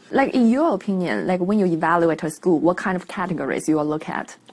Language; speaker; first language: English; non-native, fluent; Chinese